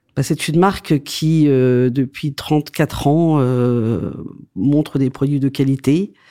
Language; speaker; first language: French; native; French